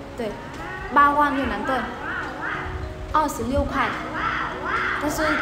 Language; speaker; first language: Chinese; non-native, fluent; Vietnamese